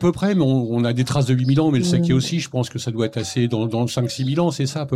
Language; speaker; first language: French; native; French